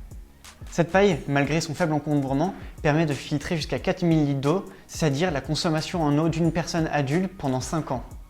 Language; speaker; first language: French; native; French